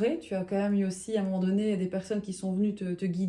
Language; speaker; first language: French; native; French